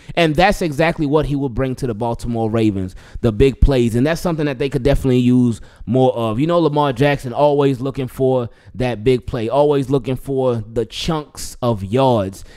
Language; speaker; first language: English; native; English